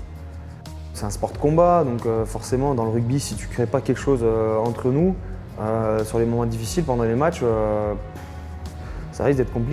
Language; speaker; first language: French; native; French